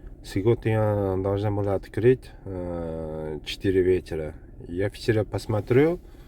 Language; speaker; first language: Russian; non-native, learner; Uzbek